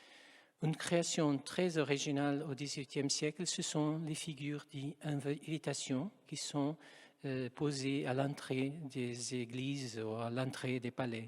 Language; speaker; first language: French; non-native, fluent; Portuguese